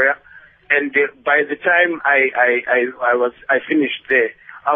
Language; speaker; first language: English; non-native, local second language; Xhosa